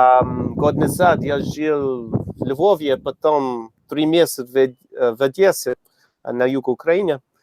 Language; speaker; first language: Russian; non-native, learner; English